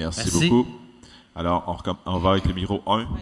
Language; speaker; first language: French; native; French